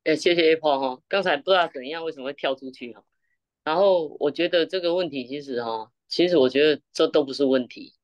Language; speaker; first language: Chinese; native; Chinese